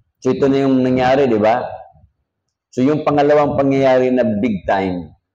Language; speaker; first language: Filipino; native; Filipino